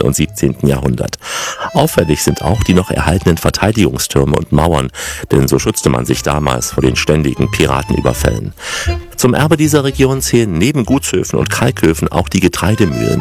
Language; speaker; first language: German; native; German